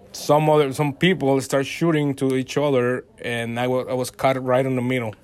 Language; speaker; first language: English; non-native, fluent; Spanish